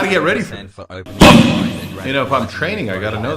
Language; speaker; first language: English; native; English